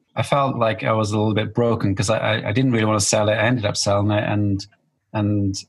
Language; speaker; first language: English; native; English